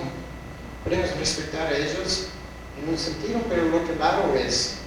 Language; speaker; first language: Spanish; non-native, fluent; English